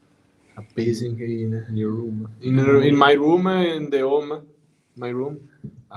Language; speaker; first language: English; non-native, learner; Italian